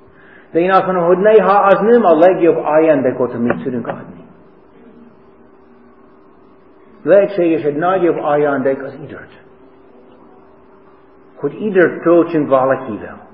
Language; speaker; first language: Hungarian; non-native, fluent; English